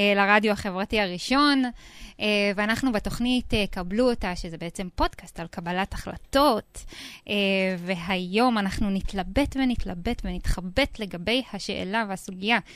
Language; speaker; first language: Hebrew; native; Hebrew